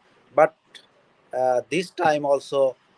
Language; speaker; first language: English; non-native, learner; Bangla